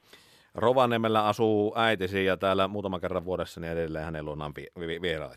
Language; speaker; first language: Finnish; native; Finnish